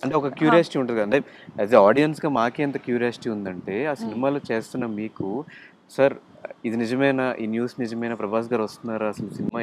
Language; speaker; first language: Telugu; native; Telugu